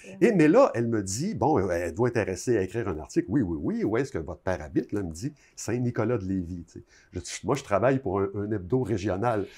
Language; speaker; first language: French; native; French